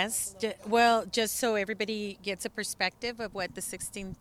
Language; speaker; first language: English; early bilingual, other home language; Spanish